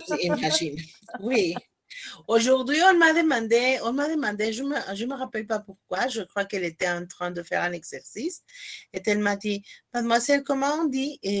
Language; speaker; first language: French; non-native, fluent; Spanish